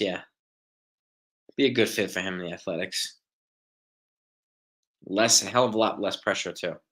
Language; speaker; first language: English; native; English